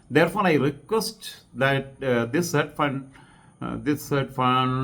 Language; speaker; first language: English; non-native, local second language; Malayalam